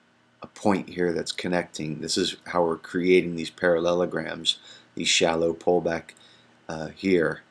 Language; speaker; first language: English; native; English